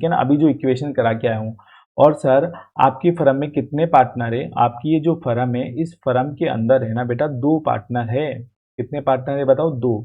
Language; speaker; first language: Hindi; native; Hindi